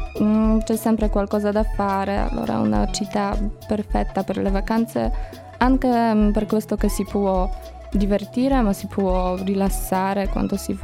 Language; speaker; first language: Italian; non-native, learner; Polish